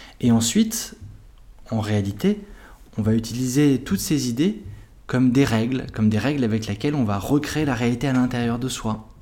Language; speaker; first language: French; native; French